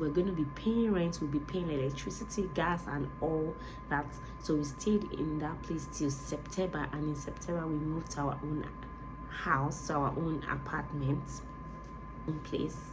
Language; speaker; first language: English; non-native, local second language; Yoruba